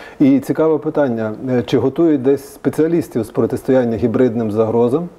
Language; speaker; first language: Ukrainian; native; Ukrainian